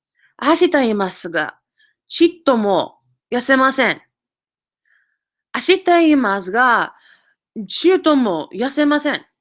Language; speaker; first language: Japanese; non-native, fluent; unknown